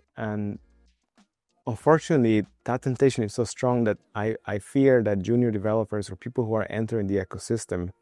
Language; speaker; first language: English; non-native, fluent; Spanish